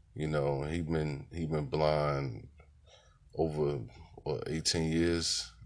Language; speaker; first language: English; native; English